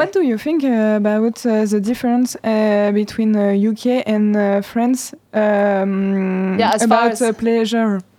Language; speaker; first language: English; non-native, learner; French